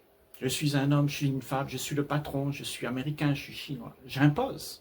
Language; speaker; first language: French; native; French